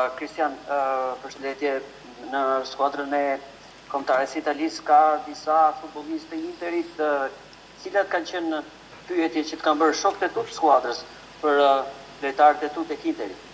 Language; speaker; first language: Albanian; native; Albanian